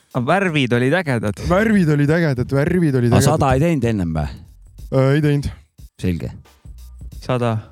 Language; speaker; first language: Estonian; non-native, fluent; German